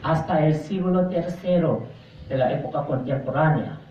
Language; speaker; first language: Spanish; non-native, fluent; Korean